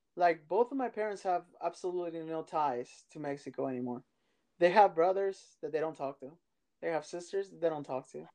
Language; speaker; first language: English; early bilingual, other home language; Spanish